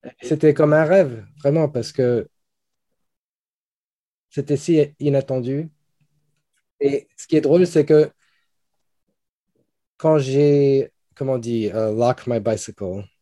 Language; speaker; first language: French; non-native, fluent; English